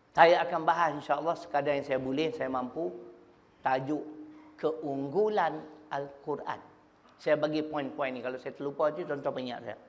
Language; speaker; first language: Malay; native; Malay